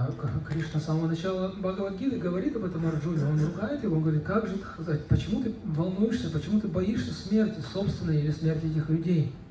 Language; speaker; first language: Russian; native; Russian